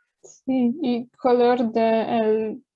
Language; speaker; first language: Spanish; non-native, learner; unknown